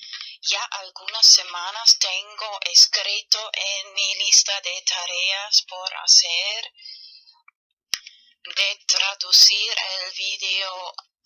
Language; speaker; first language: Spanish; non-native, learner; German